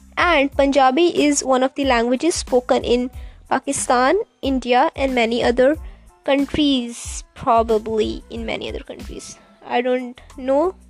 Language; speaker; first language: English; non-native, local second language; Punjabi